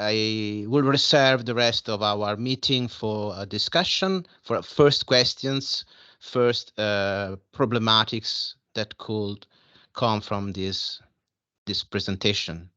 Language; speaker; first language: English; non-native, fluent; Italian